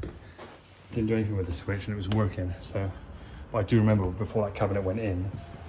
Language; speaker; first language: English; native; English